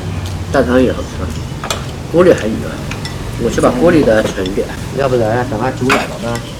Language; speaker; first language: Chinese; native; Chinese